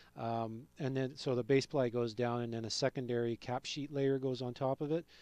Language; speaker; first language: English; native; English